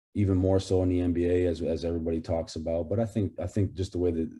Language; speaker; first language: English; native; English